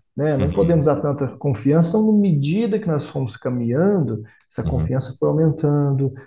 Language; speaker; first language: Portuguese; native; Portuguese